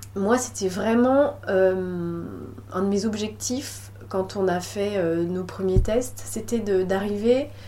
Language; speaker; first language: French; native; French